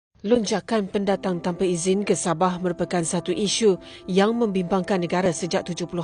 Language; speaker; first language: Malay; native; Malay